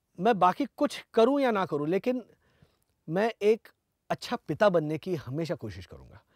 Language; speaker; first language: Hindi; non-native, local second language; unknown